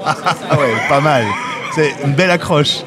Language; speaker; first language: French; native; French